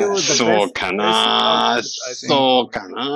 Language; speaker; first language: Japanese; non-native, learner; English